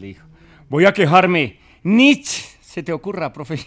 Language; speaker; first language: Spanish; native; Spanish